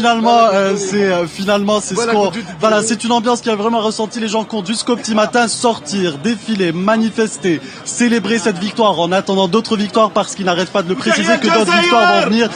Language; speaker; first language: French; non-native, local second language; Arabic